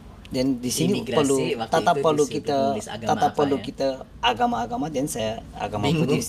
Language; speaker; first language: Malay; non-native, learner; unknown